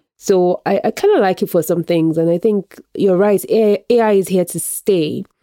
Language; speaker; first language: English; non-native, local second language; Yoruba